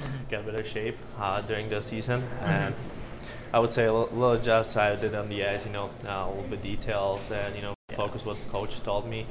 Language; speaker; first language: English; non-native, fluent; Slovak